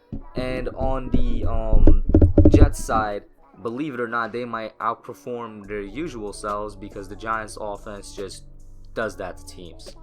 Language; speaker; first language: English; native; English